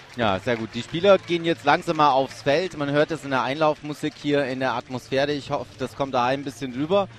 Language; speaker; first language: German; native; German